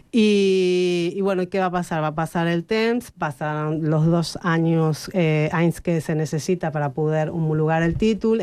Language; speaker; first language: Catalan; non-native, learner; Spanish